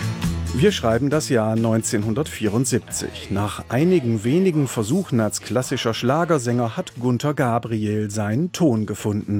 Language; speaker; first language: German; native; German